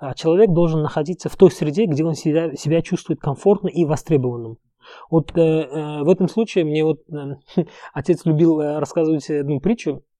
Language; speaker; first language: Russian; non-native, local second language; Uzbek